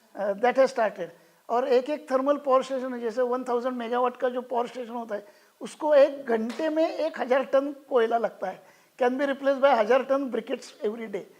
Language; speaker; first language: Hindi; non-native, local second language; Marathi